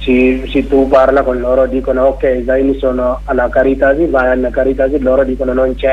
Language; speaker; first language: Italian; non-native, learner; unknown